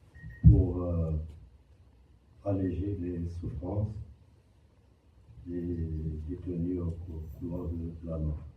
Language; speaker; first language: French; non-native, local second language; Arabic